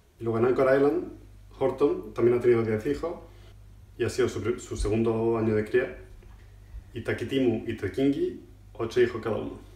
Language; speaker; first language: Spanish; native; Spanish